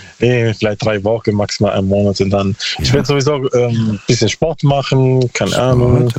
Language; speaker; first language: German; non-native, learner; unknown